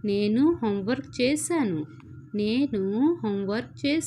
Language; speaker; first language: Telugu; non-native, local second language; Odia